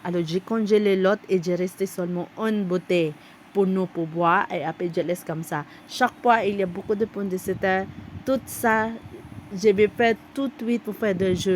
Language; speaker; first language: French; non-native, learner; Cebuano